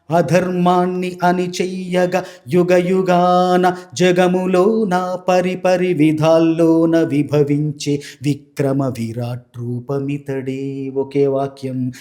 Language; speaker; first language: Telugu; native; Telugu